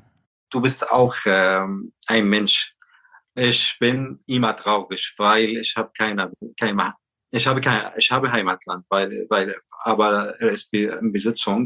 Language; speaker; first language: German; non-native, learner; Arabic